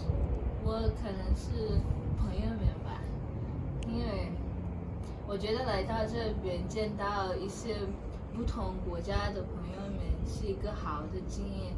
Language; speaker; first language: Chinese; non-native, learner; Russian